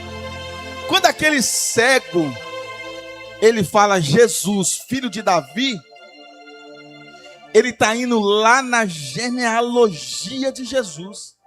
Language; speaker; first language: Portuguese; native; Portuguese